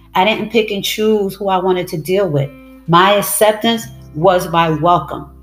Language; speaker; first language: English; early bilingual, other home language; Spanish